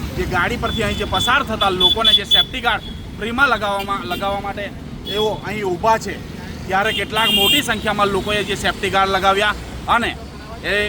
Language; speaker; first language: Gujarati; native; Gujarati